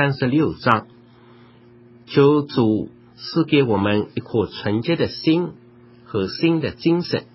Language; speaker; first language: Chinese; native; Chinese